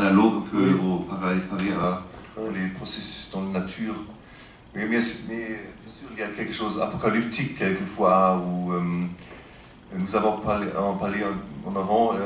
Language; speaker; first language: French; non-native, fluent; German